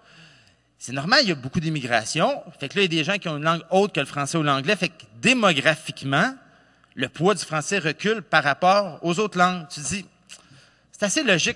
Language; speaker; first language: French; native; French